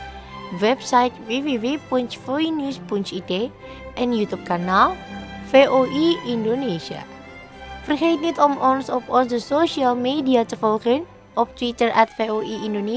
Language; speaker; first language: Dutch; non-native, fluent; Indonesian